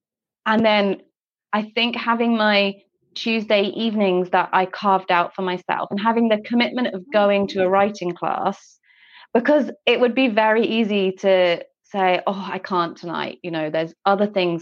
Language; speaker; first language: English; native; English